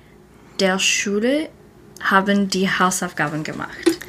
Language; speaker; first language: German; non-native, learner; English